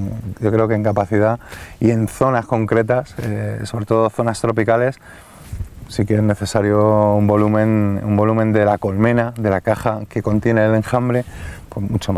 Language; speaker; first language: Spanish; native; Spanish